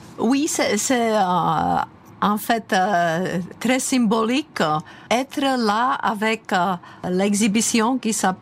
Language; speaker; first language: French; non-native, fluent; Czech